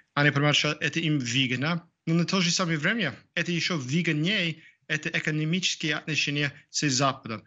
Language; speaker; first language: Russian; non-native, fluent; English